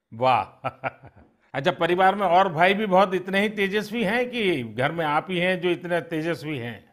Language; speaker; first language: Hindi; non-native, local second language; Gujarati